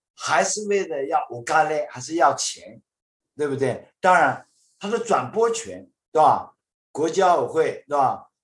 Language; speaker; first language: Chinese; native; Chinese